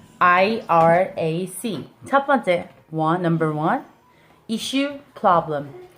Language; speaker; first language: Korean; native; Korean